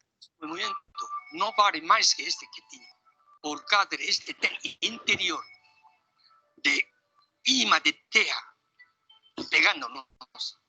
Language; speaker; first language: Portuguese; non-native, learner; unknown